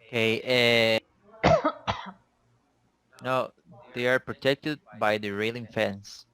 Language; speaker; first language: English; non-native, learner; Spanish